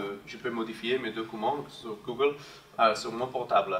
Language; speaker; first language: French; non-native, fluent; Spanish